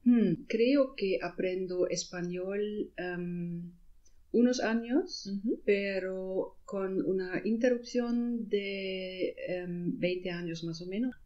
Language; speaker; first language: Spanish; non-native, learner; German